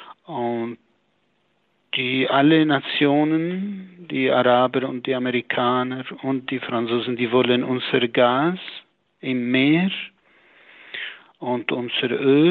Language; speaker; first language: German; non-native, fluent; Arabic